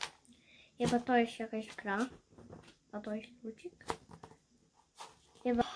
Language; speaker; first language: Polish; early bilingual, heritage; Polish